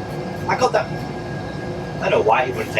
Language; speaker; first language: English; native; English